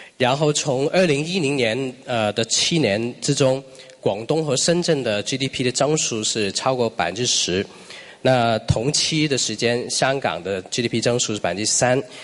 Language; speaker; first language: Chinese; non-native, local second language; Cantonese